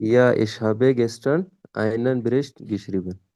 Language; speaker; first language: German; non-native, learner; Urdu